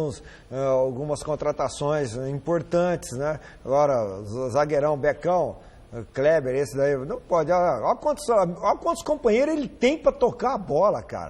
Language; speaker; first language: Portuguese; native; Portuguese